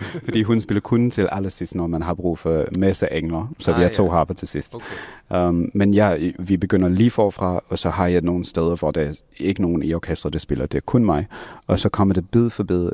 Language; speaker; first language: Danish; non-native, fluent; English